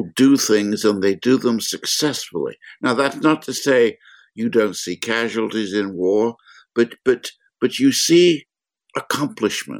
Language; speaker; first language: English; native; English